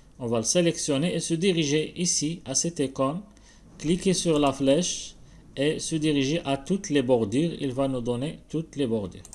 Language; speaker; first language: French; non-native, local second language; Arabic